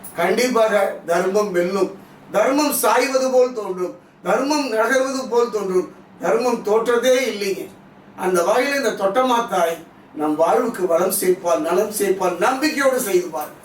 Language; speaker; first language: Tamil; native; Tamil